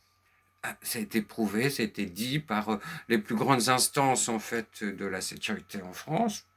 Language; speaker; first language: French; native; French